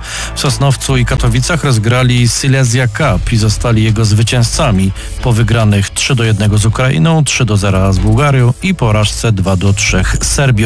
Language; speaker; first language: Polish; native; Polish